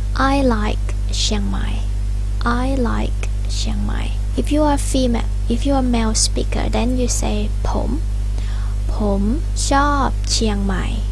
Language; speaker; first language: English; non-native, fluent; Thai